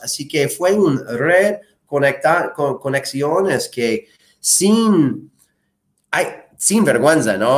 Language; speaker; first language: Spanish; non-native, fluent; English